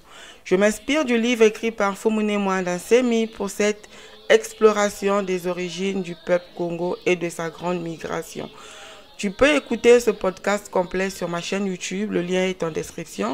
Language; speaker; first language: French; non-native, local second language; Kongo